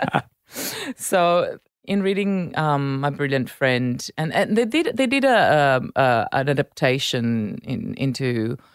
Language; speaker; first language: English; non-native, fluent; Italian